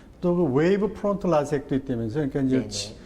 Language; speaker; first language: Korean; native; Korean